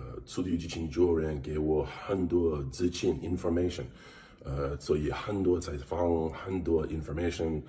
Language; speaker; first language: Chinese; non-native, learner; English